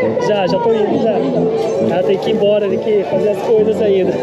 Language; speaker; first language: Portuguese; native; Portuguese